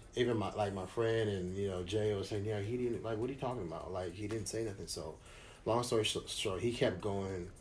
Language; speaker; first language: English; native; English